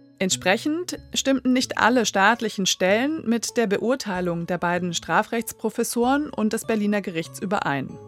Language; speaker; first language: German; native; German